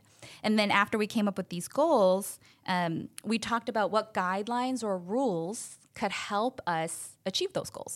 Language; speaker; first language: English; native; English